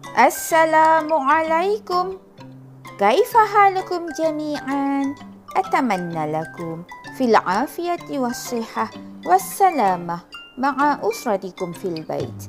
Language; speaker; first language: Arabic; non-native, fluent; Malay